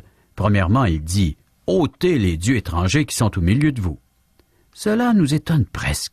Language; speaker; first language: French; native; French